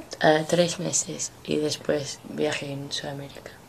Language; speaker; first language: Spanish; non-native, fluent; English